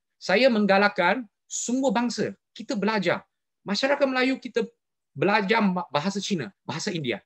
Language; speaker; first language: Malay; non-native, local second language; Chinese